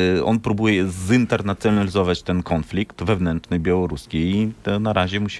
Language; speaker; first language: Polish; non-native, fluent; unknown